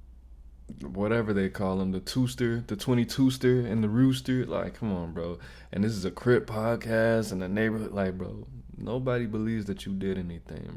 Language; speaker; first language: English; native; English